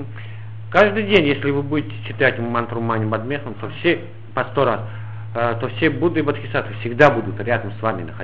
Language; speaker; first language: Russian; native; Russian